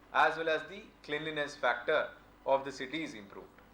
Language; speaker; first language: English; non-native, local second language; Telugu